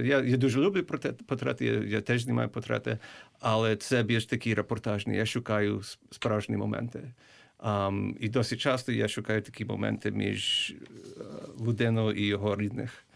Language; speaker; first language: Ukrainian; early bilingual, heritage; English